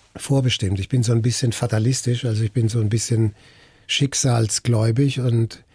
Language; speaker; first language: German; native; German